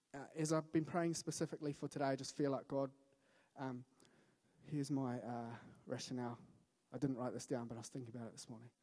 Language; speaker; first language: English; native; English